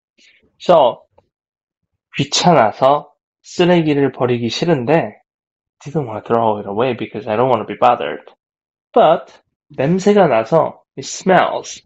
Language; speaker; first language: English; non-native, fluent; Korean